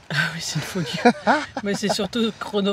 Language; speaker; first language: French; native; French